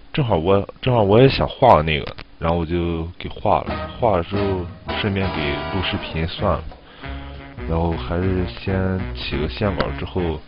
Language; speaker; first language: Chinese; native; Chinese